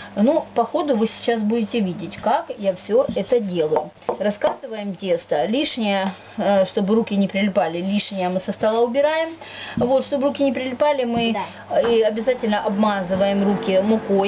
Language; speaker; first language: Russian; native; Russian